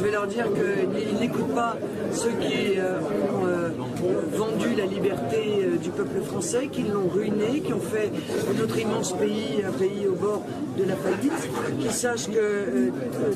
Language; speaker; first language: French; native; French